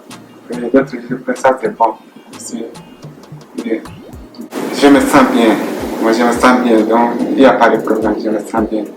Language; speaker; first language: French; non-native, learner; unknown